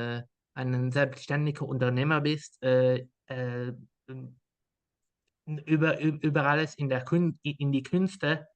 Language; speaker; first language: German; non-native, learner; Dutch